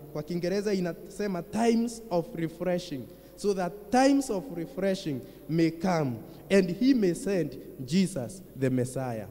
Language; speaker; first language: English; non-native, local second language; Kikuyu